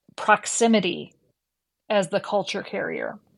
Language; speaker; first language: English; native; English